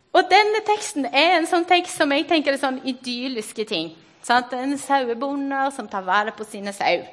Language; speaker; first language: Norwegian; non-native, fluent; Portuguese